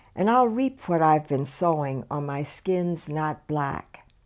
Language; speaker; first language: English; native; English